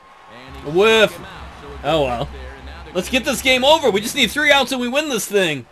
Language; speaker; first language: English; native; English